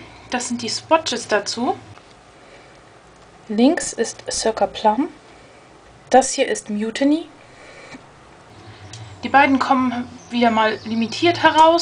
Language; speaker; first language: German; native; German